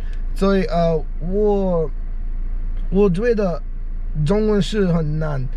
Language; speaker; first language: Chinese; non-native, learner; English